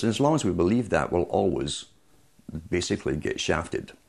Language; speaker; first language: English; native; English